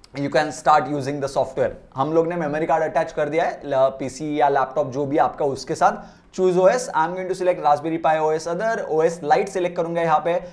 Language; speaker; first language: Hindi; non-native, local second language; Marathi